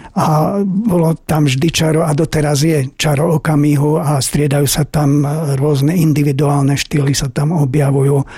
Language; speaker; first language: Slovak; native; Slovak